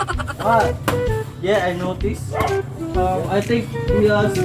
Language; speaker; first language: English; non-native, learner; Filipino